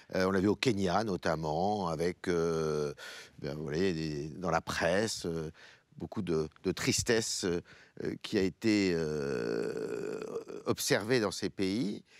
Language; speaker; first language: French; native; French